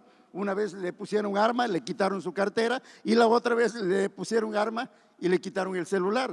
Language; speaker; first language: Spanish; native; Spanish